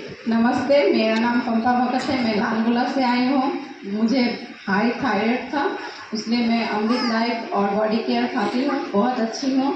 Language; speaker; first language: Hindi; non-native, local second language; Bangla